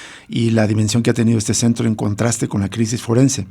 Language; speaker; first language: Spanish; native; Spanish